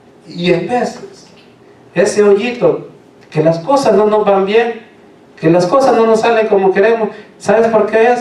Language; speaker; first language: Spanish; native; Spanish